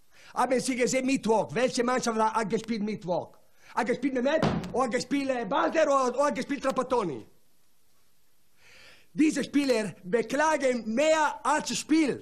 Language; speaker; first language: German; non-native, learner; Italian